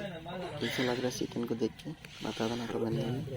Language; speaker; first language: Hindi; non-native, local second language; Assamese